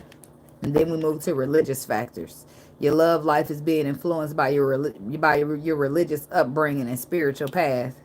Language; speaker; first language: English; native; English